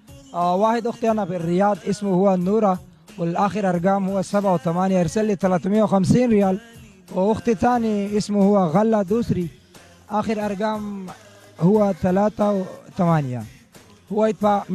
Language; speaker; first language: Arabic; non-native, learner; Pashto